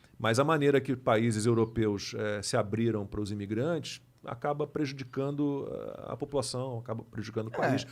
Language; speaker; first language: Portuguese; native; Portuguese